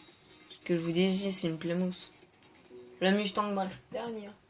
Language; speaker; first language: French; native; French